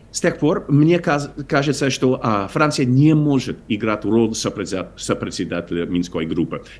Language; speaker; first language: Russian; non-native, fluent; English